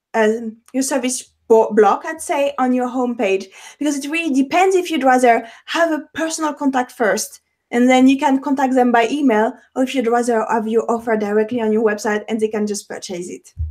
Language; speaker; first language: English; non-native, fluent; French